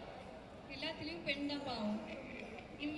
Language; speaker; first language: Tamil; non-native, fluent; Malayalam